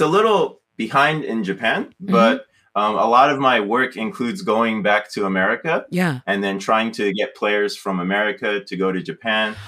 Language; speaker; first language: English; native; English